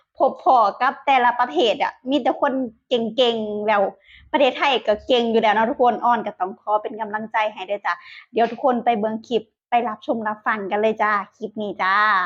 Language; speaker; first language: Thai; native; Thai